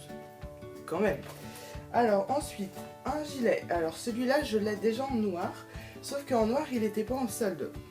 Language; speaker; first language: French; native; French